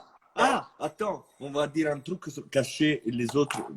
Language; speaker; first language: French; non-native, fluent; Italian